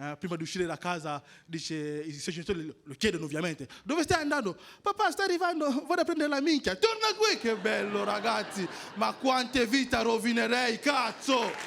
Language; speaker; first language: Italian; non-native, fluent; French